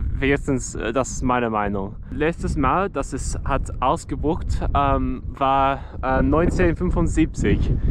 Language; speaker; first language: German; non-native, learner; English